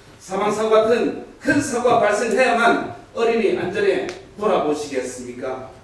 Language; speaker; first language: Korean; native; Korean